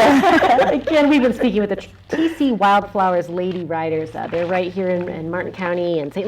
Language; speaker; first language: English; native; English